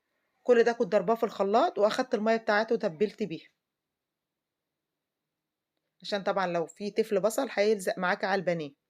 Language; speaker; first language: Arabic; native; Arabic